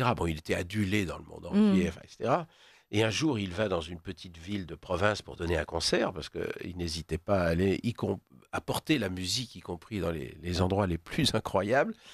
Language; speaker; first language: French; native; French